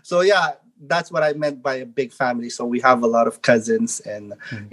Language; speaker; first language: English; non-native, local second language; Filipino